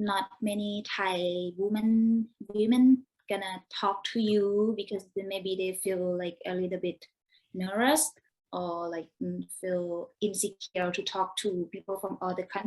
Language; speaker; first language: English; non-native, learner; Thai